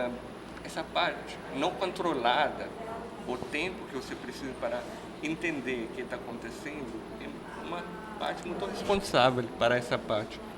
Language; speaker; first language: Portuguese; non-native, learner; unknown